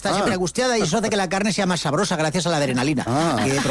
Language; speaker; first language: Spanish; native; Spanish